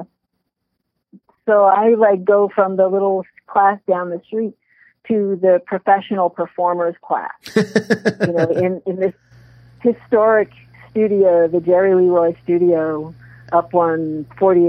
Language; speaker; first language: English; native; English